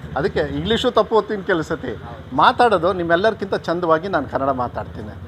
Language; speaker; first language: Kannada; native; Kannada